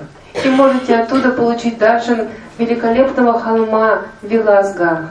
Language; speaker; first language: Russian; native; Russian